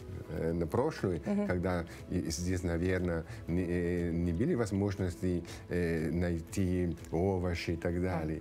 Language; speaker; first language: Russian; non-native, fluent; Italian